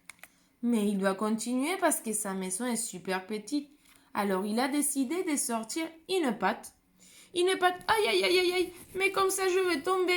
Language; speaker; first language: French; non-native, fluent; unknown